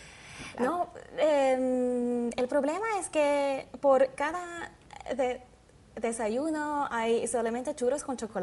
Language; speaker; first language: Spanish; non-native, learner; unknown